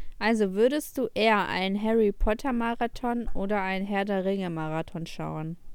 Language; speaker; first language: German; early bilingual, other home language; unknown